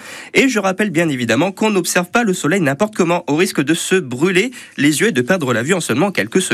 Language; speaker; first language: French; native; French